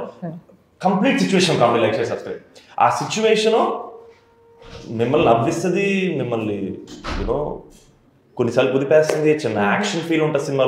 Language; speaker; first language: Telugu; native; Telugu